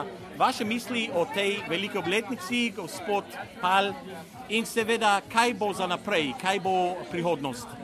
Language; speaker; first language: Slovenian; native; Slovenian